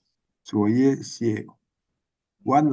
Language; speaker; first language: Chinese; non-native, learner; Indonesian